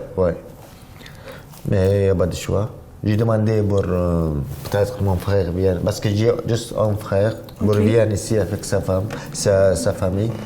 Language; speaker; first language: French; non-native, learner; Arabic